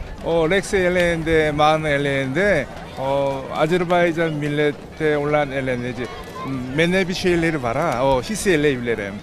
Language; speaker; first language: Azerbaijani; non-native, learner; Turkish